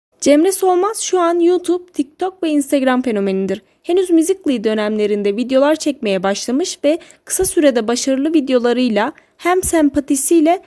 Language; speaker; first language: Turkish; native; Turkish